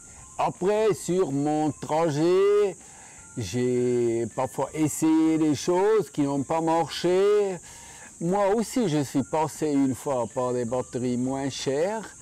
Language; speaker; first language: French; non-native, fluent; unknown